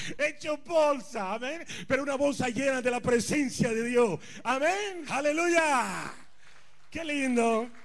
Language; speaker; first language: Spanish; non-native, fluent; Punjabi